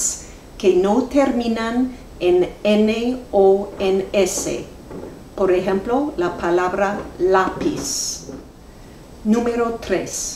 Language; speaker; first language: Spanish; non-native, fluent; English